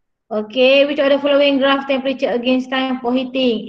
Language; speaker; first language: English; non-native, local second language; Malay